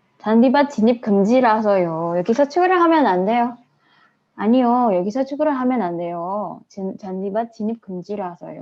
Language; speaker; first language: Korean; non-native, fluent; Indonesian